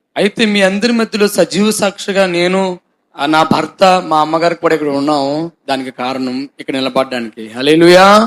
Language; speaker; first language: Telugu; non-native, fluent; Hindi